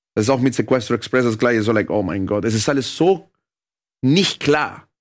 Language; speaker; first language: German; non-native, fluent; Spanish